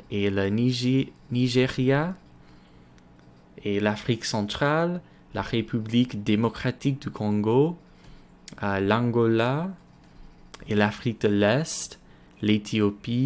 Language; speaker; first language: French; non-native, learner; English